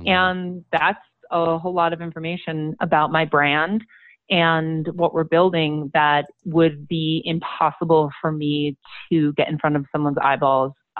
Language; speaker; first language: English; native; English